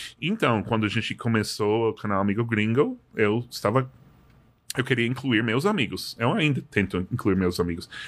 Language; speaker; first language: Portuguese; non-native, fluent; English